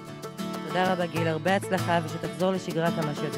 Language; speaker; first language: Hebrew; native; Hebrew